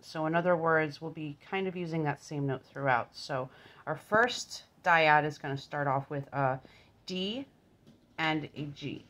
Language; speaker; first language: English; native; English